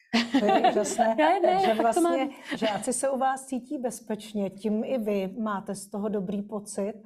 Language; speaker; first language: Czech; native; Czech